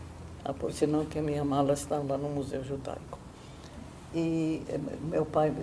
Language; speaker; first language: Portuguese; non-native, fluent; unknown